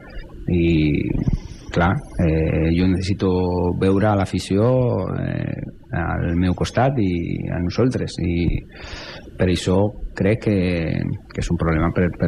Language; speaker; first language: Catalan; non-native, fluent; Spanish